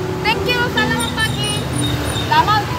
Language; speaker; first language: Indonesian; non-native, learner; Korean